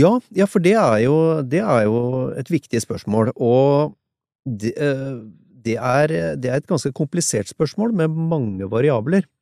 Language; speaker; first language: Norwegian; native; Norwegian